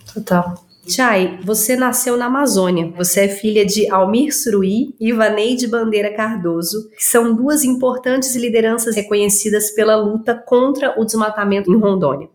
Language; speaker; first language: Portuguese; native; Portuguese